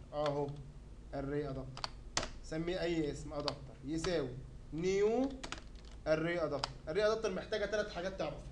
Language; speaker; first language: Arabic; native; Arabic